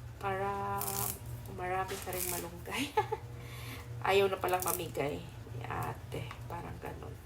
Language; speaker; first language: Filipino; non-native, local second language; Cebuano